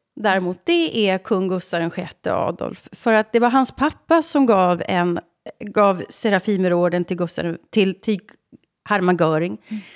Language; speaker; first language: Swedish; native; Swedish